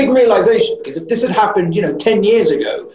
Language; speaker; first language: English; native; English